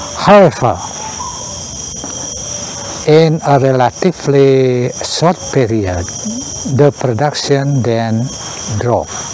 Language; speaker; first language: English; non-native, learner; Indonesian